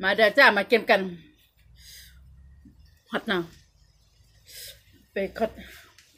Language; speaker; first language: English; non-native, learner; Thai